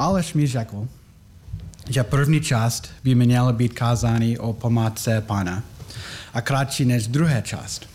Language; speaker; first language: Czech; non-native, learner; English